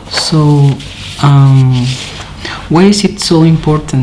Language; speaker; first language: English; non-native, fluent; Spanish